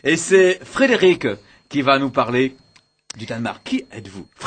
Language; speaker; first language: French; native; French